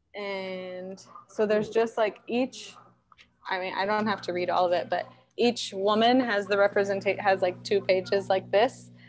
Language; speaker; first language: English; native; English